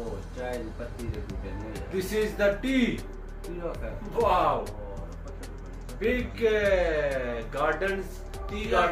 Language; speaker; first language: English; non-native, learner; Urdu